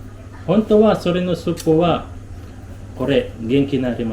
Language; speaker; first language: Japanese; non-native, learner; Filipino